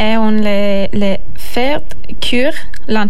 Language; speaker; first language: French; non-native, learner; Turkish